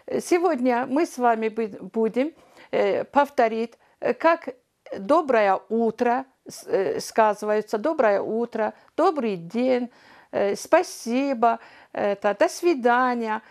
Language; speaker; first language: Russian; non-native, fluent; Azerbaijani